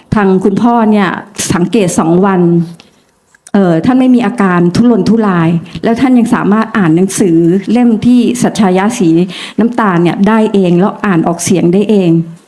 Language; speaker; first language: Thai; native; Thai